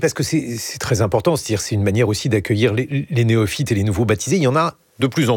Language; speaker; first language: French; native; French